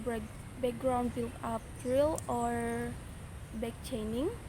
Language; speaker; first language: English; non-native, learner; Indonesian